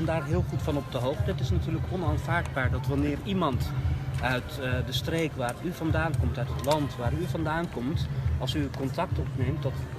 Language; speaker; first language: Dutch; early bilingual, other home language; Turkish